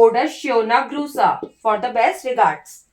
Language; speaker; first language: German; non-native, learner; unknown